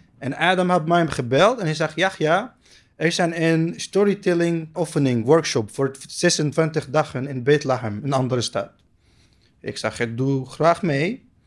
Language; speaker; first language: Dutch; non-native, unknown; Arabic